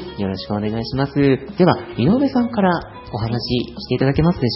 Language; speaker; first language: Japanese; native; Japanese